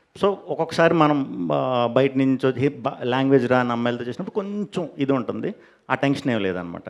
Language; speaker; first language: Telugu; native; Telugu